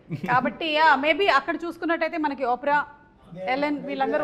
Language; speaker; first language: Telugu; native; Telugu